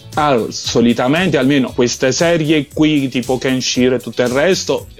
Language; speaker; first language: Italian; native; Italian